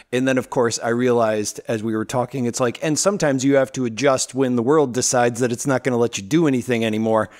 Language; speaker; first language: English; native; English